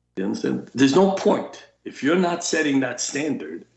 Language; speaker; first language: English; early bilingual, other home language; Russian